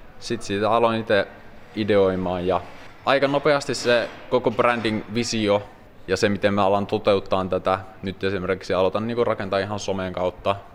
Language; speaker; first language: Finnish; native; Finnish